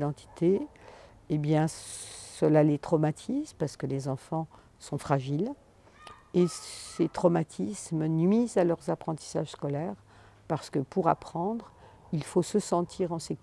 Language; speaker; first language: French; native; French